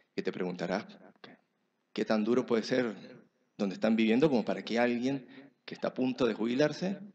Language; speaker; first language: Spanish; native; Spanish